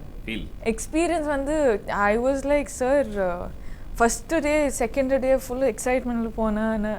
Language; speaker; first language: Tamil; non-native, learner; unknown